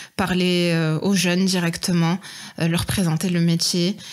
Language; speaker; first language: French; non-native, local second language; Arabic